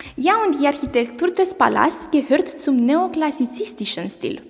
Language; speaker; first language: German; non-native, learner; Romanian